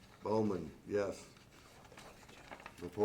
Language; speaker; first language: English; native; English